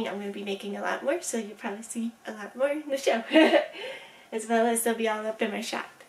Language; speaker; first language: English; native; English